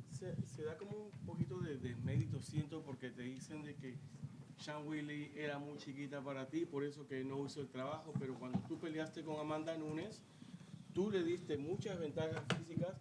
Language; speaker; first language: Spanish; native; Spanish